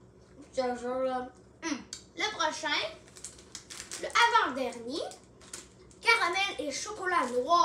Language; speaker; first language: French; non-native, local second language; English